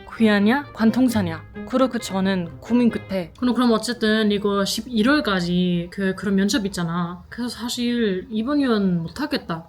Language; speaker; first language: Korean; non-native, fluent; German